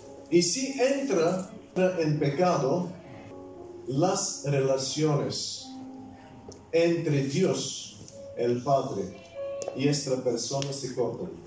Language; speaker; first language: Spanish; non-native, fluent; Bulgarian